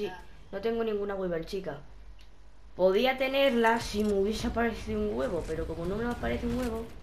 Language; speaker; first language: Spanish; native; Spanish